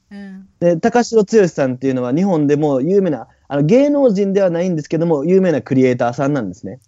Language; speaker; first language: Japanese; native; Japanese